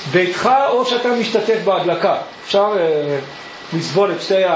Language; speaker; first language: Hebrew; early bilingual, other home language; English